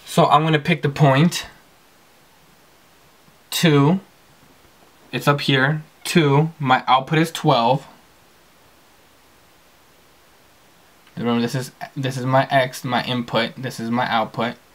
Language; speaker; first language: English; native; English